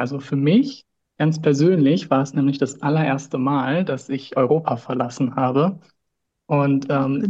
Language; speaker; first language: German; native; German